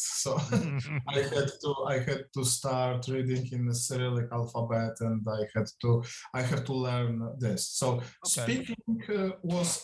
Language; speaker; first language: English; non-native, fluent; Polish